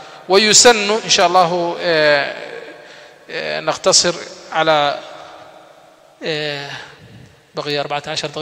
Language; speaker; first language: Arabic; non-native, fluent; Somali